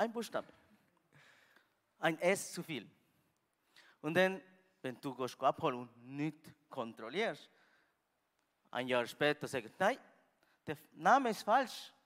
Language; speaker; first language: German; non-native, learner; Spanish